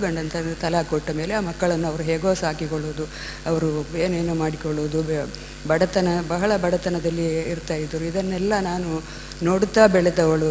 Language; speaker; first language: Kannada; non-native, local second language; Malayalam